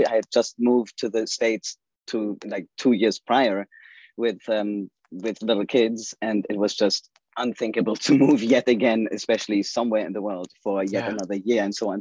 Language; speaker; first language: English; non-native, fluent; German